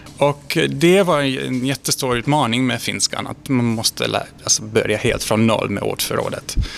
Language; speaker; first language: Swedish; non-native, fluent; Hungarian